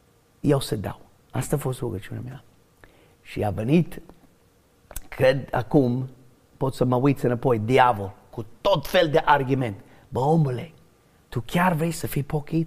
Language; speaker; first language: Romanian; non-native, learner; English